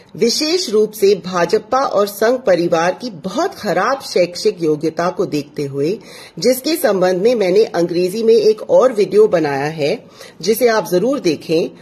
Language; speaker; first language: Hindi; non-native, local second language; English